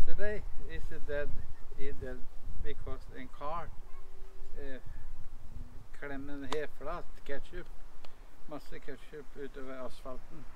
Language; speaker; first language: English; non-native, learner; Norwegian